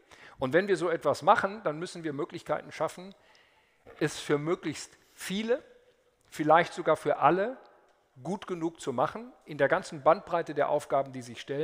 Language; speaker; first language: German; native; German